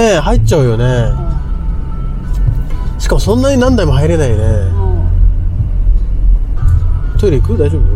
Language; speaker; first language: Japanese; native; Japanese